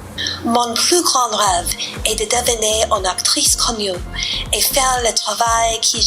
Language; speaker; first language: French; non-native, learner; English